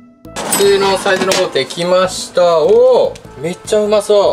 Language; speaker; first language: Japanese; native; Japanese